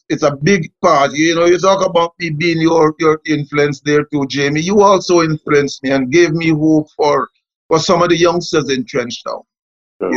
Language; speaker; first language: English; non-native, local second language; Jamaican Creole English